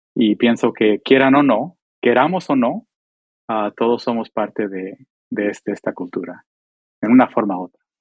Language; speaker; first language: Spanish; early bilingual, heritage; Spanish